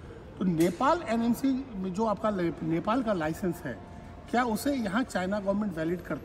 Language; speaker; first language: Hindi; native; Hindi